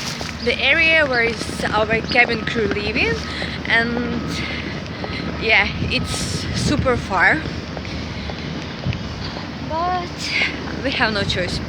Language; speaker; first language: English; non-native, learner; Russian